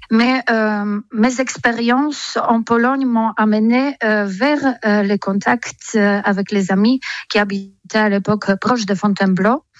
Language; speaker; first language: French; non-native, fluent; Polish